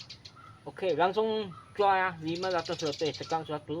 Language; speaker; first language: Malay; non-native, local second language; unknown